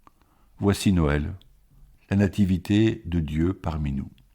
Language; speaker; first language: French; native; French